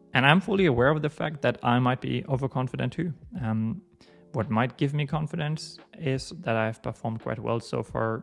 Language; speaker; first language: English; non-native, fluent; German